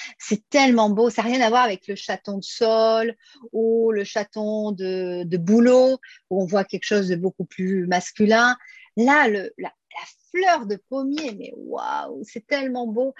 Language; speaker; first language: French; native; French